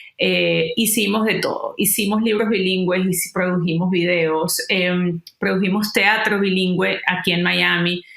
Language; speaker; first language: Spanish; native; Spanish